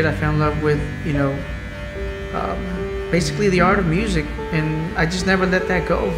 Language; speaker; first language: English; native; English